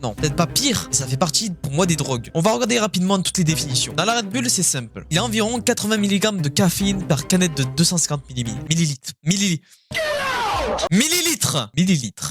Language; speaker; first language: French; native; French